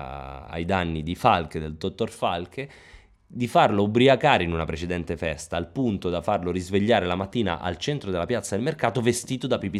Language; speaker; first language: Italian; native; Italian